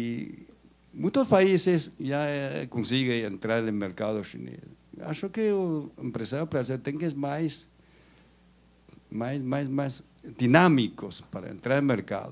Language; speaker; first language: Portuguese; non-native, learner; Chinese